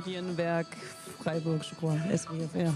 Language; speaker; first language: French; non-native, fluent; German